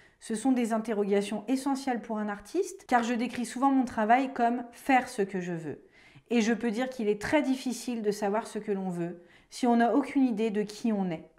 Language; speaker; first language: French; native; French